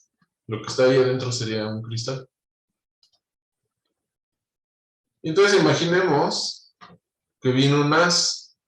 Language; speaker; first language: Spanish; native; Spanish